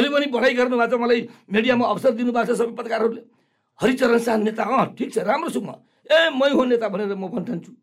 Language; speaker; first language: Nepali; non-native, local second language; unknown